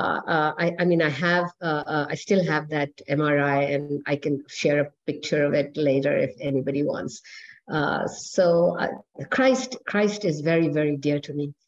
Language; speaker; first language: English; non-native, local second language; Hindi